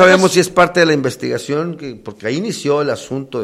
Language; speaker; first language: Spanish; native; Spanish